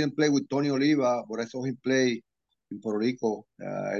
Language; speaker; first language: English; non-native, fluent; Spanish